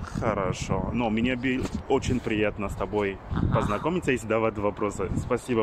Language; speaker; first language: Russian; non-native, learner; French